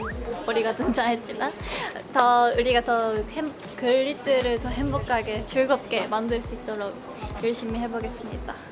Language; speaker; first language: Korean; non-native, learner; Japanese